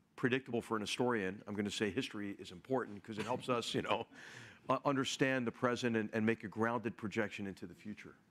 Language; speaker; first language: English; native; English